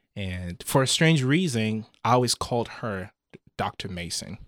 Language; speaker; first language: English; non-native, local second language; Akan